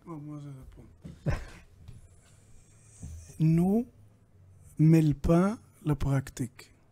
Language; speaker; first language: French; non-native, learner; Hebrew